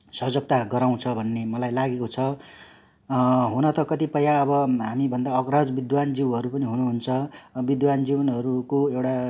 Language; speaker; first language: Nepali; non-native, local second language; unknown